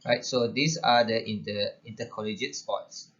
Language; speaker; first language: English; non-native, local second language; Malay